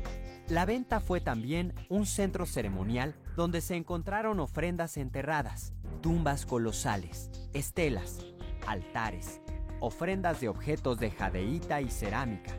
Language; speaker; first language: Spanish; native; Spanish